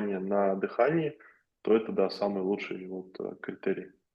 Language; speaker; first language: Russian; native; Russian